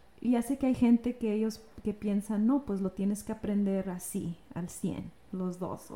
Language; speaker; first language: Spanish; early bilingual, heritage; Spanish